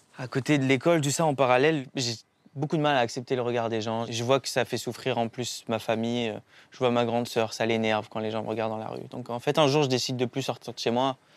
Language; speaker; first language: French; native; French